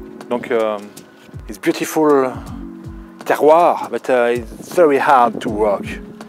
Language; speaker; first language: English; non-native, learner; French